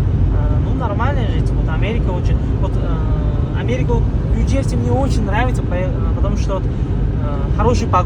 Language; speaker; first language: Russian; non-native, learner; Uzbek